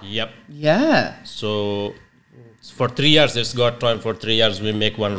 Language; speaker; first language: English; non-native, learner; Persian